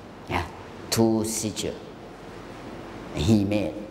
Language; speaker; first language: English; non-native, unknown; Thai